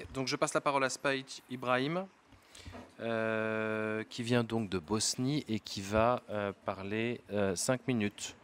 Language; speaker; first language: French; native; French